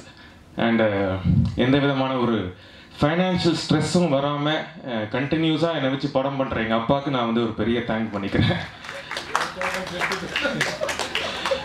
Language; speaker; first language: Tamil; native; Tamil